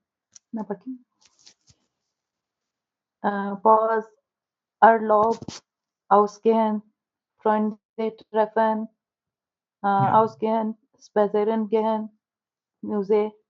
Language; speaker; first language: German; non-native, learner; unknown